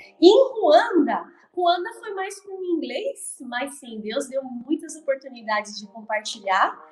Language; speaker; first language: Portuguese; native; Portuguese